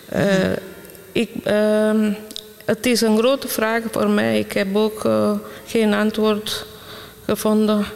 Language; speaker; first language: Dutch; non-native, fluent; Italian